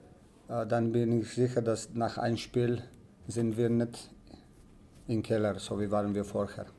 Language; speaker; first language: German; non-native, learner; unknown